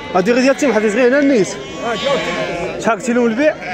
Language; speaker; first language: Arabic; native; Arabic